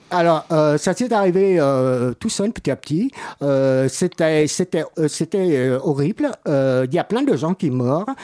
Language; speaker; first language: French; non-native, fluent; Vietnamese